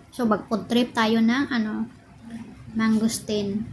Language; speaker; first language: Filipino; non-native, local second language; Cebuano